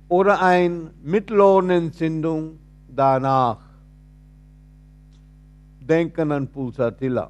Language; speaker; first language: German; non-native, fluent; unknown